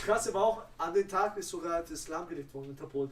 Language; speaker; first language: German; native; German